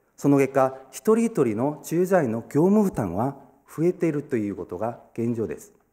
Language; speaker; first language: Japanese; non-native, fluent; Korean